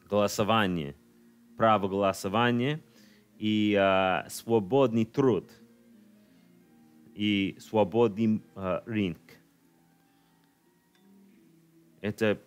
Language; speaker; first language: Russian; non-native, learner; English